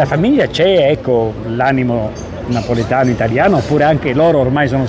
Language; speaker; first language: Italian; native; Italian